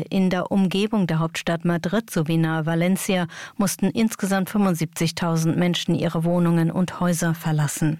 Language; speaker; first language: German; native; German